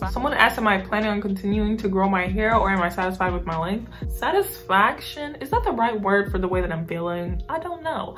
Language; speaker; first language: English; native; English